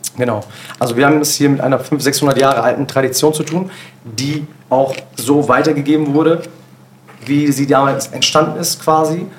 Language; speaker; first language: German; early bilingual, other home language; Turkish